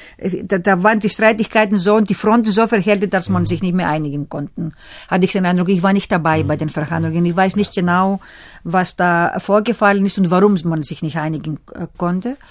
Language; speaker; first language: German; non-native, fluent; Greek